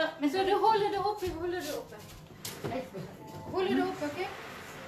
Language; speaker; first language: Swedish; non-native, learner; Cebuano